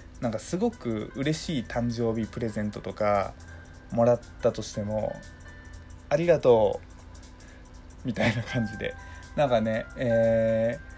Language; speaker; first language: Japanese; native; Japanese